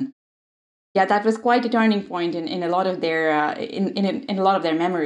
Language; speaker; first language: English; non-native, local second language; Odia